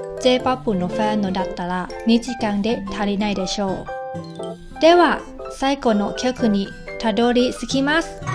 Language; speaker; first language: Japanese; non-native, fluent; Thai